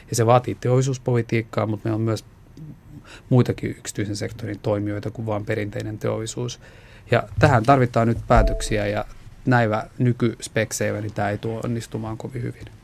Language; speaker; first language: Finnish; non-native, local second language; Swedish